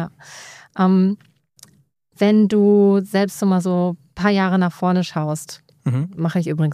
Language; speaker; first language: German; native; German